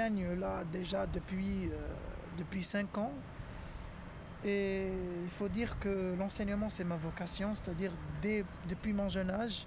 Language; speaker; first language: French; non-native, local second language; Arabic